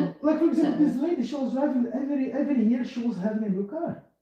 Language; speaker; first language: English; non-native, fluent; Portuguese